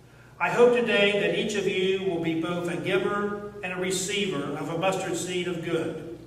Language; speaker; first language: English; native; English